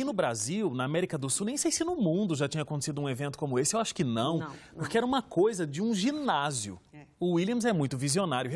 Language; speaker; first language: Portuguese; native; Portuguese